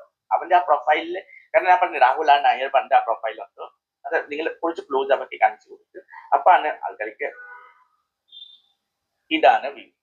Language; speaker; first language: Malayalam; non-native, learner; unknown